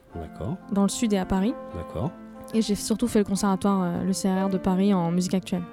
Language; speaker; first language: French; native; French